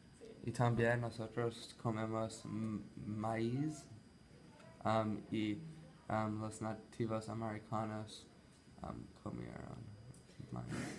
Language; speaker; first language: Spanish; non-native, learner; English